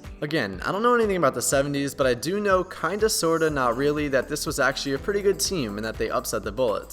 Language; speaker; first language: English; native; English